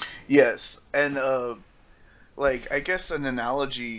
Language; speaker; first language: English; native; English